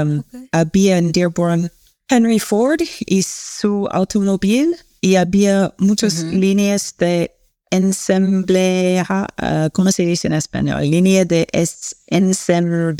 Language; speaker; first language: Spanish; non-native, learner; English